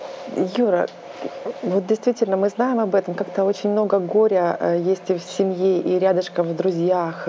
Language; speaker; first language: Russian; native; Russian